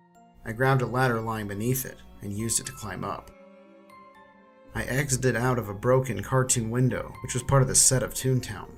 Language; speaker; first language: English; native; English